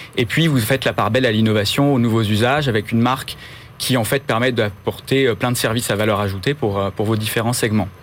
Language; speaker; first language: French; native; French